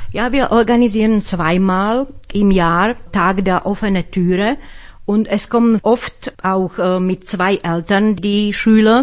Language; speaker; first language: German; non-native, fluent; Slovak